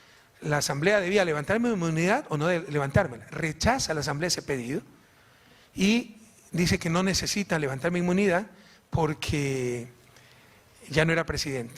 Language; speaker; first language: Spanish; native; Spanish